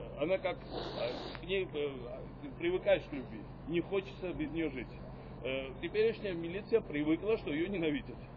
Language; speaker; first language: Russian; non-native, local second language; Georgian